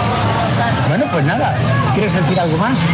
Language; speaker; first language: Spanish; native; Spanish